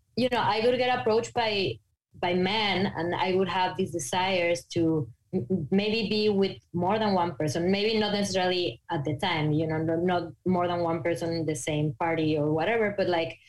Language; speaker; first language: English; non-native, fluent; Spanish